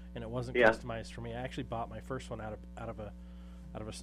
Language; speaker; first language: English; native; English